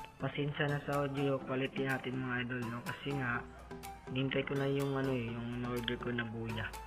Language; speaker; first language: Filipino; non-native, local second language; Cebuano